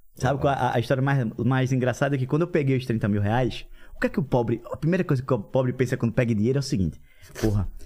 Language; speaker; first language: Portuguese; native; Portuguese